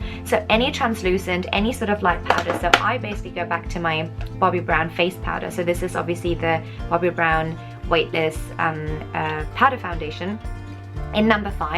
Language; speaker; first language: English; native; English